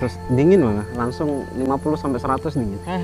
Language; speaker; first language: Indonesian; native; Indonesian